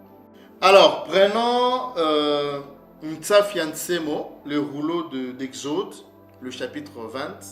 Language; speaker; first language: French; non-native, local second language; Kongo